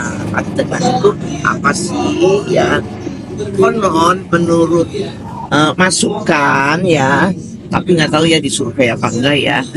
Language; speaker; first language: Indonesian; native; Indonesian